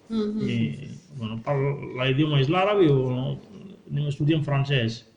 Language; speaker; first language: Catalan; non-native, learner; Arabic